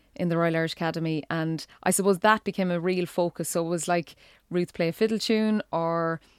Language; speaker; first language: English; native; English